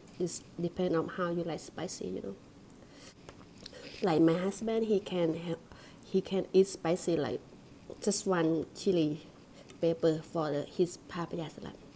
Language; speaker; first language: English; non-native, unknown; Thai